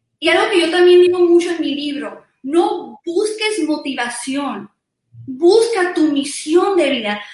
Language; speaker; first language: Spanish; early bilingual, heritage; Spanish